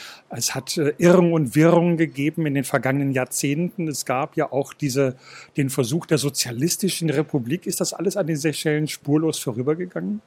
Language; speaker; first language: German; native; German